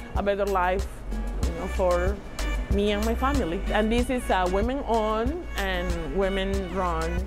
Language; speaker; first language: English; non-native, fluent; Spanish